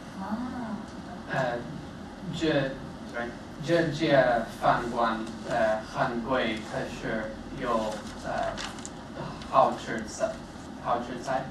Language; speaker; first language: Chinese; non-native, learner; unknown